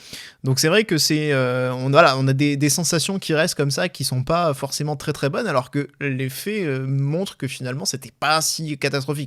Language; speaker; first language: French; native; French